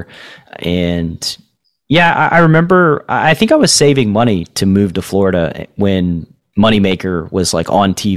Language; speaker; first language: English; native; English